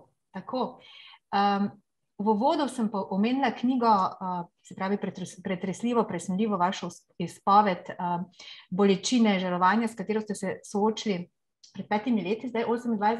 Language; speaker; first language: Slovenian; native; Slovenian